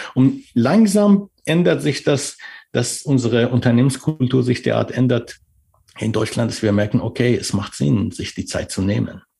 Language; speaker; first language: German; non-native, fluent; Persian